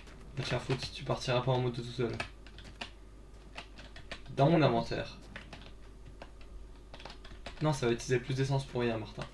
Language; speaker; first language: French; native; French